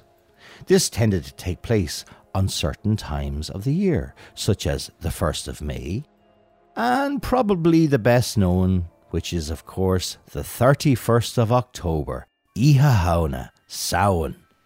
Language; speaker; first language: English; native; English